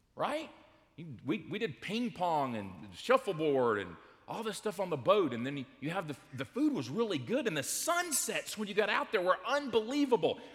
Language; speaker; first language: English; native; English